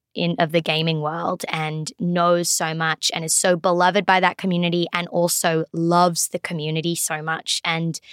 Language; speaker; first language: English; native; English